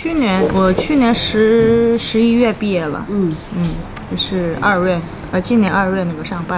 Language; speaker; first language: Chinese; non-native, fluent; Korean